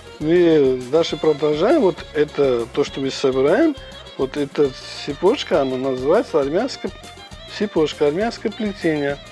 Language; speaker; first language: Russian; non-native, local second language; Armenian